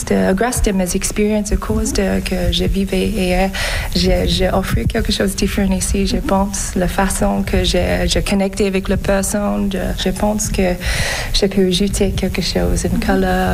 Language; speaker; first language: French; non-native, learner; English